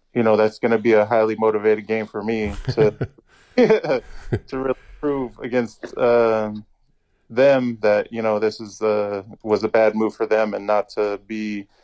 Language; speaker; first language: English; native; English